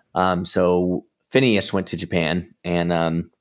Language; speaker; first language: English; native; English